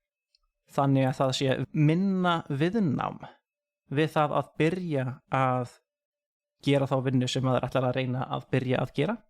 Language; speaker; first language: Icelandic; non-native, fluent; English